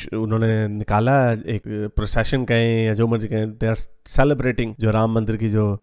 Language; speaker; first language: Urdu; native; Urdu